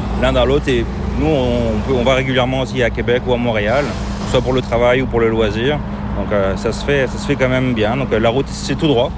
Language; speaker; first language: French; native; French